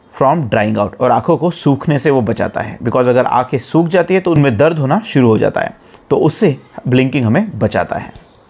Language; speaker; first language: Hindi; non-native, local second language; Marathi